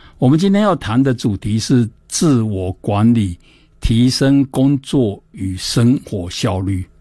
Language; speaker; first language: Chinese; native; Chinese